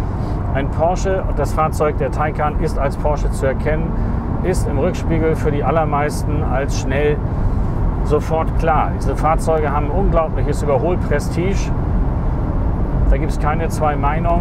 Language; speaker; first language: German; native; German